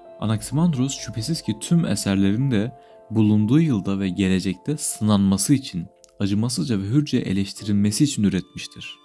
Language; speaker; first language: Turkish; native; Turkish